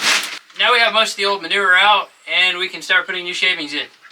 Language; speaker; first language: English; native; English